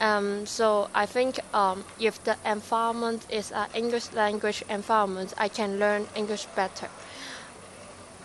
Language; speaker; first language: English; non-native, learner; Cantonese